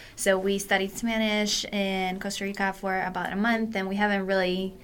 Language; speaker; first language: English; non-native, fluent; Polish